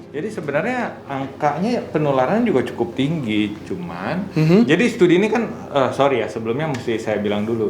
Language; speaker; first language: Indonesian; native; Indonesian